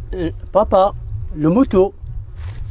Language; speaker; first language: French; non-native, learner; Arabic